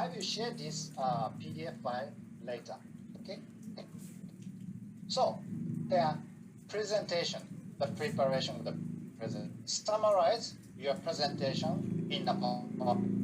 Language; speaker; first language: English; non-native, fluent; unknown